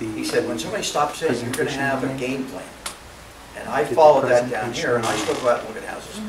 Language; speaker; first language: English; native; English